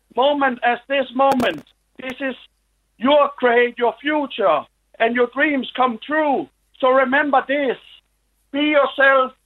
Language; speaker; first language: English; non-native, learner; Danish